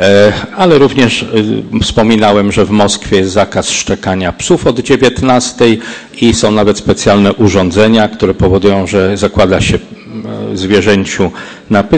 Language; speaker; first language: Polish; native; Polish